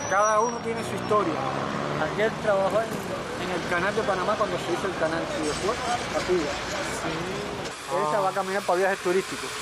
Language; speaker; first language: Spanish; native; Spanish